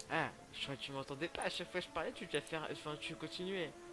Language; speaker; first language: French; native; French